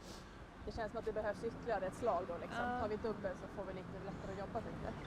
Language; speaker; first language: Swedish; native; Swedish